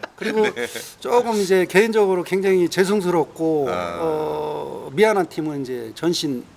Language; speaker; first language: Korean; native; Korean